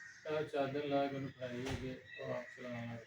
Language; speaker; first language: Hindi; non-native, local second language; Punjabi